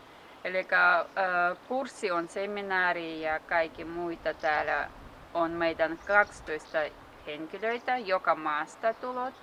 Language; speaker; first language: Finnish; non-native, learner; Russian